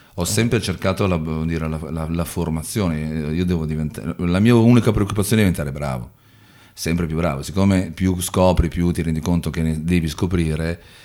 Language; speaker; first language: Italian; native; Italian